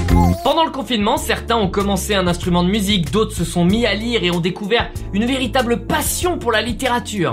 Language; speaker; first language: French; native; French